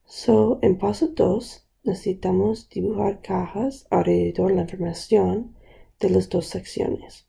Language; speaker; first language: Spanish; non-native, local second language; English